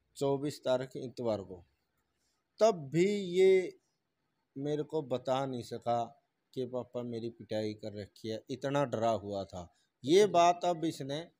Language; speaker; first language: Hindi; native; Hindi